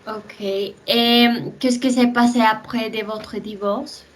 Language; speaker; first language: French; non-native, learner; Spanish